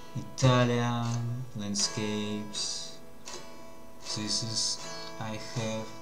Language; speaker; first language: English; non-native, learner; Russian